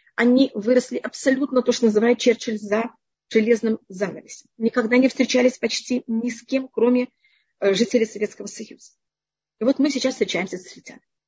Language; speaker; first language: Russian; native; Russian